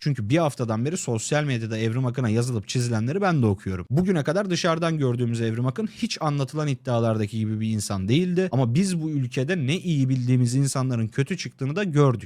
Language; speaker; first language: Turkish; native; Turkish